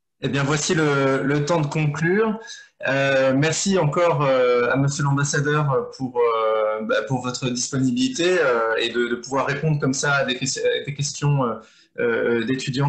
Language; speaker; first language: French; native; French